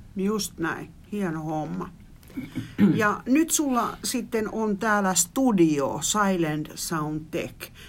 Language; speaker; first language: Finnish; native; Finnish